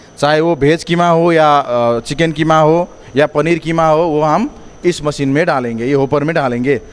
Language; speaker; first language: Hindi; non-native, fluent; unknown